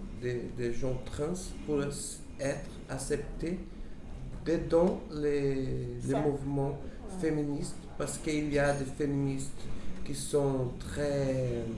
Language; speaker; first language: French; non-native, learner; Portuguese